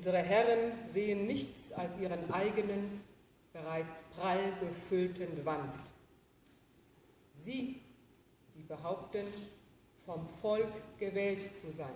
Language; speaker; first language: German; native; German